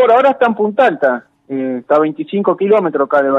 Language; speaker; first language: Spanish; native; Spanish